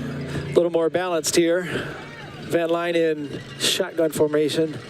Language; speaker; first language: English; native; English